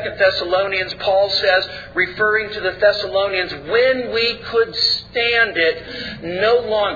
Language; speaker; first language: English; native; English